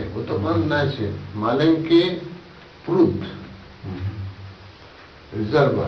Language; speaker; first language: Russian; non-native, learner; Bangla